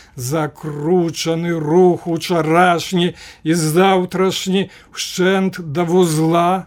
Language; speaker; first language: Belarusian; native; Belarusian